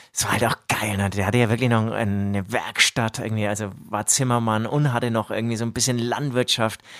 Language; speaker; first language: German; native; German